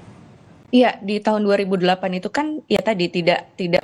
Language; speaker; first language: Indonesian; native; Indonesian